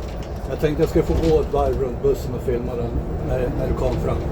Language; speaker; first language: Swedish; non-native, fluent; English